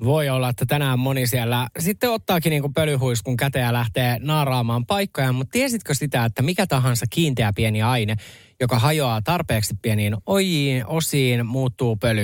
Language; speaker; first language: Finnish; native; Finnish